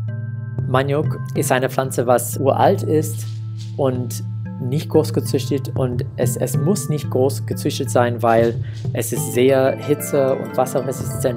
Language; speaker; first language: German; non-native, fluent; English